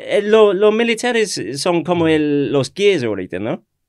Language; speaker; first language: Spanish; non-native, learner; English